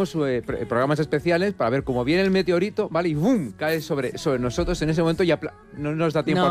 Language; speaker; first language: Spanish; native; Spanish